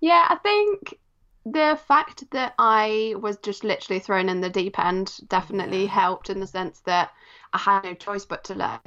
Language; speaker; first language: English; early bilingual, other home language; Polish